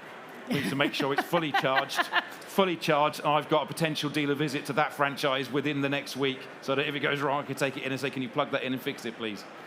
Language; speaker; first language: English; native; English